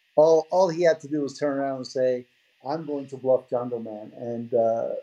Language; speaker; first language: English; early bilingual, other home language; Persian